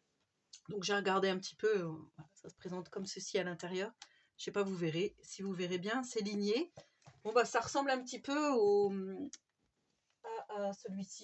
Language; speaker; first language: French; native; French